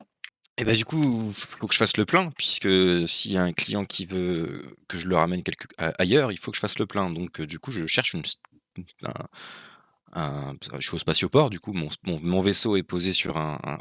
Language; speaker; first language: French; native; French